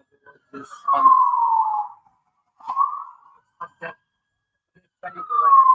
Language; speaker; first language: Russian; non-native, learner; Turkmen